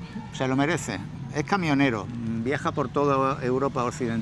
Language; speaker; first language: Spanish; native; Spanish